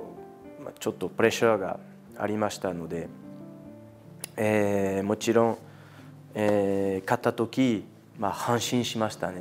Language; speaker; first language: Japanese; non-native, fluent; French